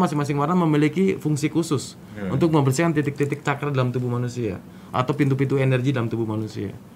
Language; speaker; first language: Indonesian; native; Indonesian